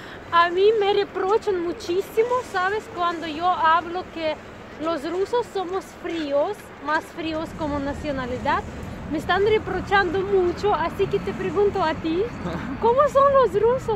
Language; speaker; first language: Spanish; non-native, fluent; Russian